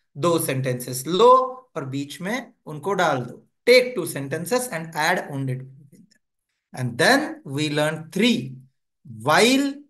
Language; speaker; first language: English; non-native, local second language; Hindi